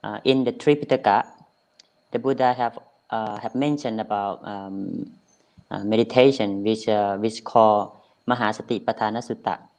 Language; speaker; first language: English; non-native, fluent; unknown